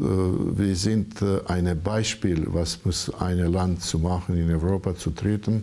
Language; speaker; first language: German; non-native, learner; Croatian